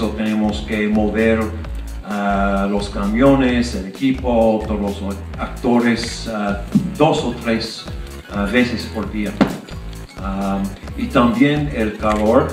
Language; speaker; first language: Spanish; non-native, fluent; English